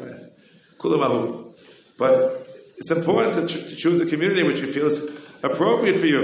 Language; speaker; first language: English; native; English